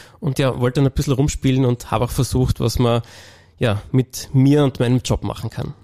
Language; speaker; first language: German; native; German